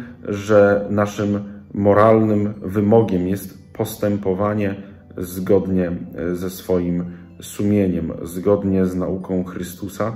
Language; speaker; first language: Polish; native; Polish